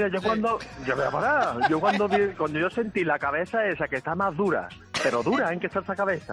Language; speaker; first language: Spanish; native; Spanish